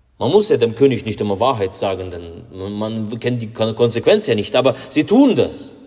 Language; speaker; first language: German; non-native, fluent; Russian